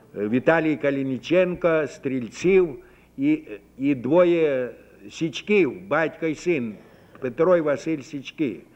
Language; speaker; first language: Ukrainian; native; Ukrainian